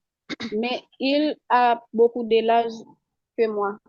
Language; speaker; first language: French; non-native, local second language; Haitian Creole